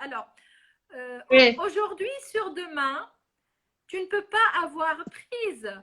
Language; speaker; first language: French; non-native, local second language; Arabic